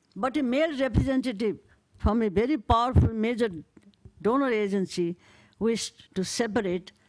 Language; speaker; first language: English; non-native, local second language; Nepali